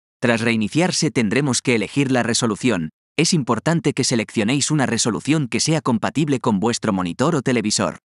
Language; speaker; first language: Spanish; native; Spanish